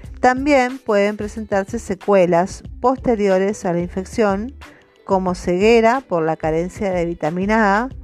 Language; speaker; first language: Spanish; native; Spanish